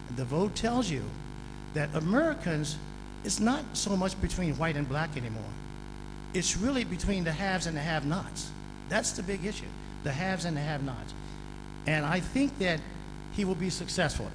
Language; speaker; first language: English; native; English